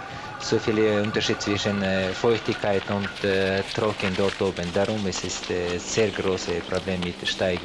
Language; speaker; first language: German; non-native, learner; Russian